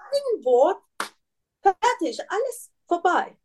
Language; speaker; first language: German; non-native, learner; Persian